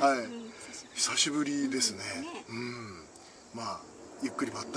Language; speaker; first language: Japanese; native; Japanese